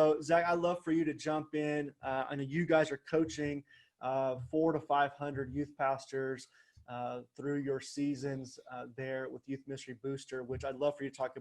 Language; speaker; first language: English; native; English